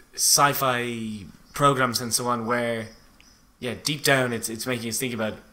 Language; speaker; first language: English; native; English